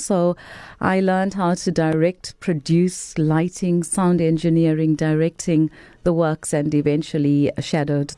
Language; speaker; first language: English; native; English